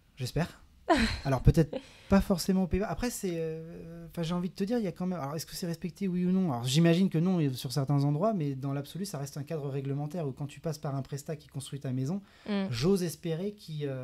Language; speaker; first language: French; native; French